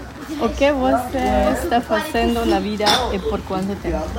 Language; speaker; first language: Portuguese; non-native, learner; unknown